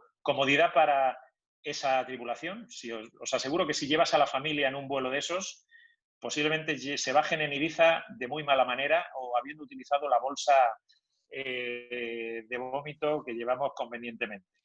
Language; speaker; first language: Spanish; native; Spanish